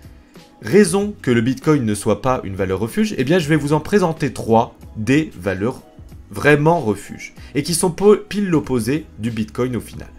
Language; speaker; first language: French; native; French